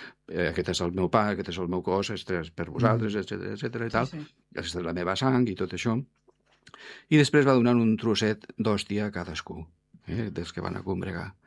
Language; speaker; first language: Catalan; non-native, fluent; Spanish